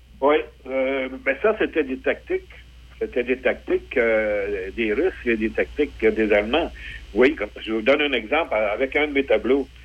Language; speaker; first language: French; early bilingual, other home language; Polish